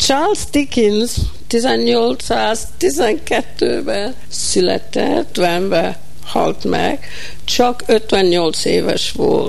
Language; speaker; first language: Hungarian; early bilingual, heritage; Hungarian